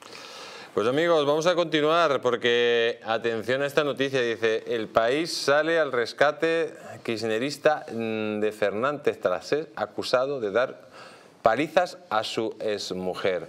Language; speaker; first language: Spanish; native; Spanish